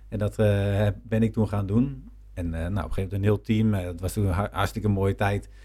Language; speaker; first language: Dutch; native; Dutch